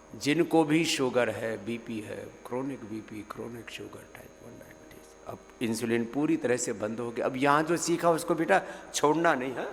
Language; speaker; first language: Hindi; native; Hindi